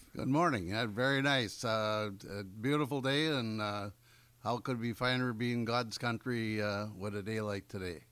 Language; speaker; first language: English; native; English